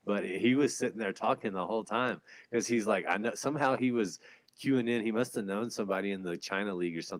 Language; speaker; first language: English; native; English